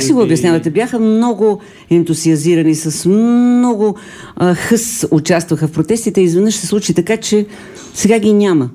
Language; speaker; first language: Bulgarian; native; Bulgarian